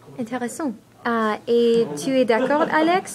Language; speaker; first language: French; non-native, learner; English